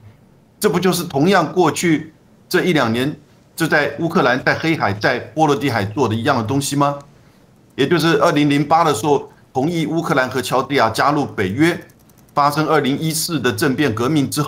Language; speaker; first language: Chinese; native; Chinese